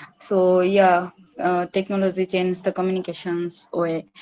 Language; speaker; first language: English; non-native, learner; Bangla